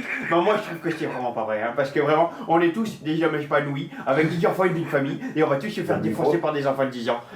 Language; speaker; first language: French; native; French